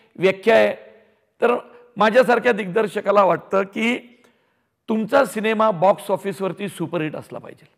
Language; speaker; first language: Marathi; native; Marathi